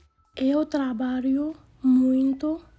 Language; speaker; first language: Portuguese; non-native, learner; Haitian Creole